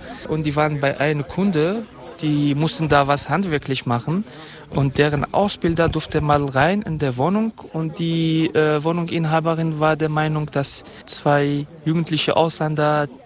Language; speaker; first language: German; non-native, fluent; Kurdish